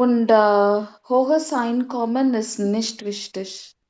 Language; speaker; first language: German; non-native, learner; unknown